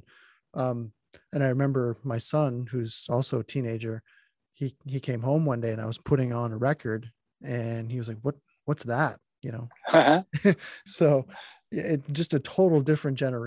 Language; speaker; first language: English; non-native, fluent; French